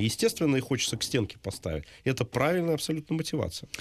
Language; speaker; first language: Russian; native; Russian